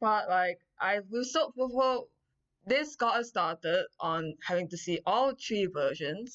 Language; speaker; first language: English; non-native, local second language; Chinese